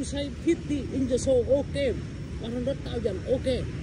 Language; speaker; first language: English; non-native, learner; Vietnamese